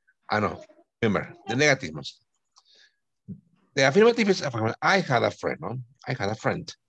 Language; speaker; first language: English; non-native, fluent; Spanish